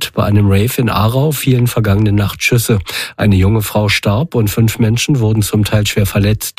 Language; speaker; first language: German; native; German